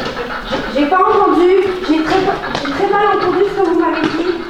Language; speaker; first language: French; native; French